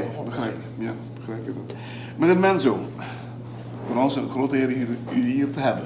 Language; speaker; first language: Dutch; non-native, local second language; Papiamento